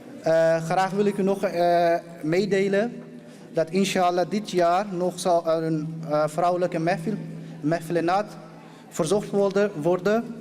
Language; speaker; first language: Dutch; early bilingual, other home language; Urdu